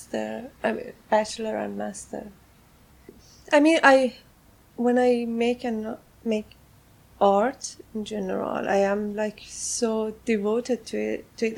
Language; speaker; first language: English; non-native, fluent; Persian